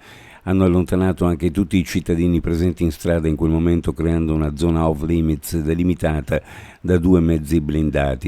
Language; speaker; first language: Italian; native; Italian